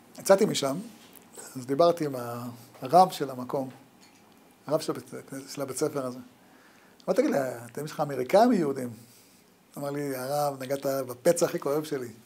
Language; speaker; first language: Hebrew; native; Hebrew